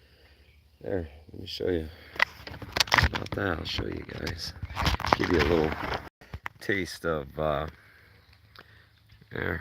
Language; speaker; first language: English; native; English